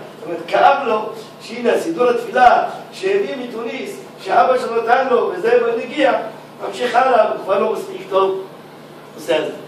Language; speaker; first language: Hebrew; early bilingual, other home language; Arabic